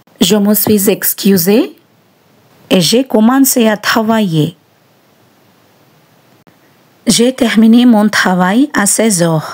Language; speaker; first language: French; non-native, fluent; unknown